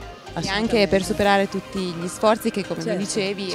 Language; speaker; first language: Italian; native; Italian